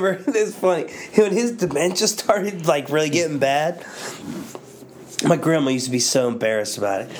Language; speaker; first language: English; native; English